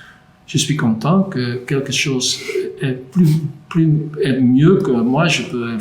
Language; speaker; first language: French; non-native, local second language; Dutch